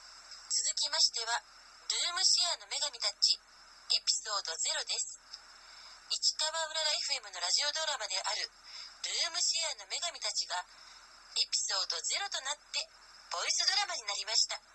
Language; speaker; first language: Japanese; native; Japanese